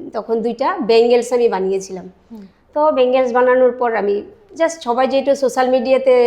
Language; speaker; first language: Bangla; native; Bangla